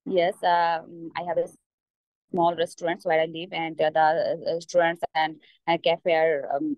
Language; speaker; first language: English; non-native, local second language; Bangla